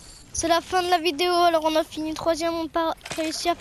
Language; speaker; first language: French; native; French